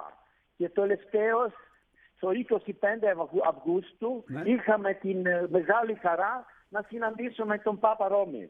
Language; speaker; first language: Greek; non-native, fluent; Italian